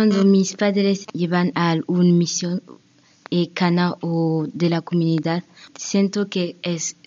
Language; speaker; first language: Spanish; non-native, learner; French